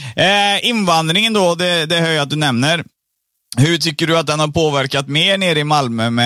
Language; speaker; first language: Swedish; early bilingual, other home language; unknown